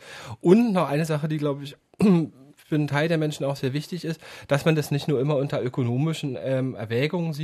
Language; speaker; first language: German; native; German